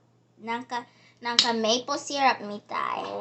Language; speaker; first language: Japanese; early bilingual, heritage; English